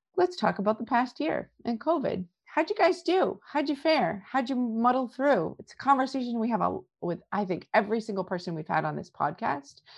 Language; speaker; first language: English; native; English